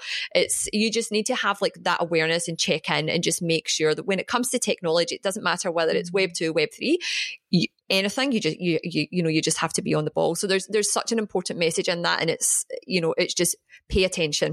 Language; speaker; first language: English; native; English